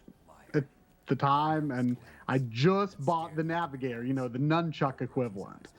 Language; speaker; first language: English; native; English